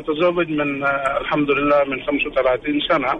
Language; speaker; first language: Arabic; non-native, learner; Urdu